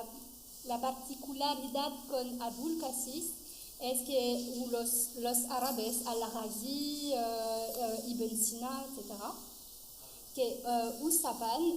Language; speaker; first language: Spanish; non-native, fluent; French